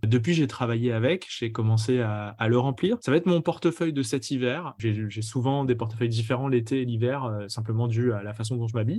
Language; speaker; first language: French; native; French